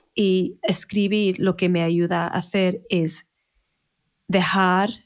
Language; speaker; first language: Spanish; non-native, fluent; English